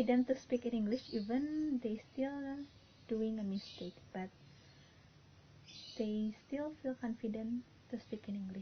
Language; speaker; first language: English; non-native, learner; Indonesian